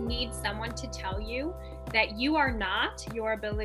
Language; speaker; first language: English; native; English